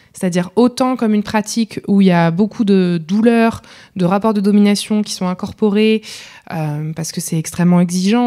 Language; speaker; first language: French; native; French